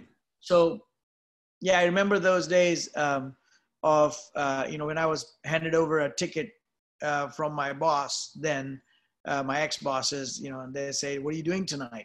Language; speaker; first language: English; non-native, local second language; Gujarati